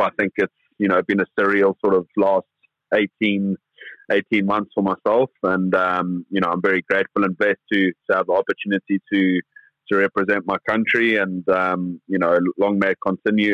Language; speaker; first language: English; native; English